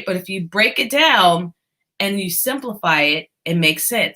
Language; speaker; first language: English; native; English